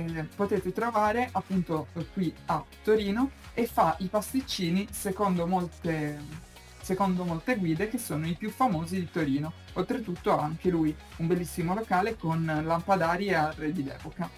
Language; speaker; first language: Italian; native; Italian